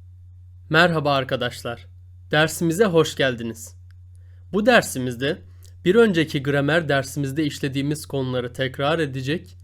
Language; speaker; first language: Turkish; native; Turkish